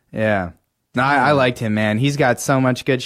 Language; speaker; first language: English; native; English